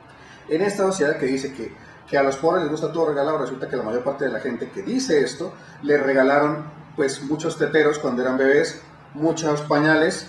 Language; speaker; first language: Spanish; native; Spanish